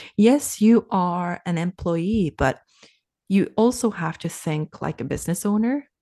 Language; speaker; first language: English; non-native, fluent; Finnish